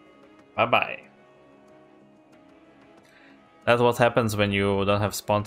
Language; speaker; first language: English; non-native, fluent; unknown